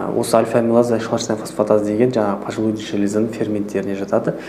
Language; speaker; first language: Russian; non-native, local second language; Kazakh